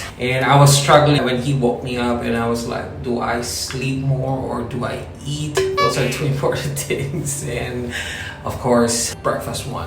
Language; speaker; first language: English; non-native, local second language; Filipino